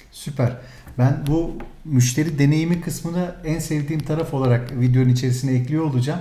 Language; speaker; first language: Turkish; native; Turkish